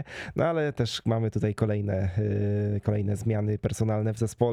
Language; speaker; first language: Polish; native; Polish